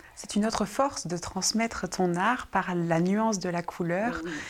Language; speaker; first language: French; native; French